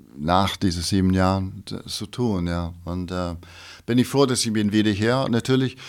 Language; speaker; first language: German; non-native, fluent; English